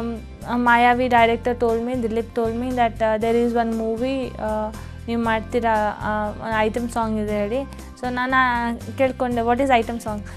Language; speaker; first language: Kannada; non-native, local second language; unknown